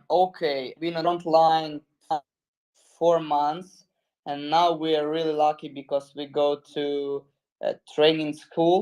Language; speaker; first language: English; non-native, learner; Ukrainian